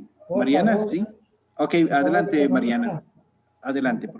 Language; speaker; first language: Spanish; native; Spanish